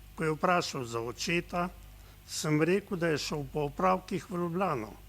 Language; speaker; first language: Slovenian; native; Slovenian